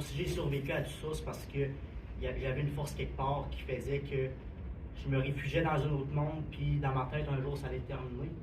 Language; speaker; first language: French; native; French